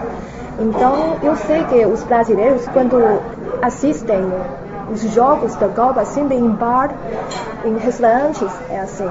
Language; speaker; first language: Portuguese; non-native, fluent; Chinese